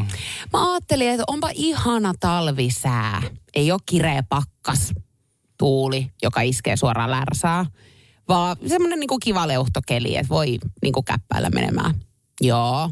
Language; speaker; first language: Finnish; native; Finnish